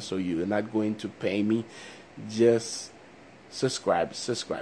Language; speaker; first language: English; non-native, fluent; Haitian Creole